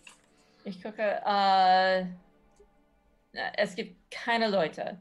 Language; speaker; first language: German; non-native, learner; English